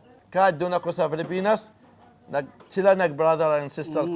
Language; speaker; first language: Filipino; non-native, learner; Arabic